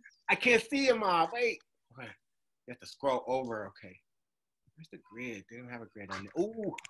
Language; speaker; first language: English; native; English